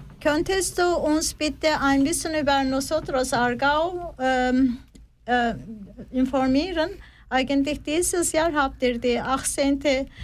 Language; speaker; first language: German; non-native, fluent; Turkish